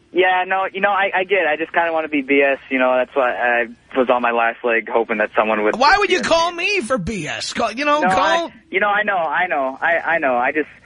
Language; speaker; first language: English; native; English